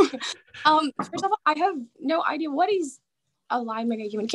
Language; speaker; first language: English; non-native, fluent; Indonesian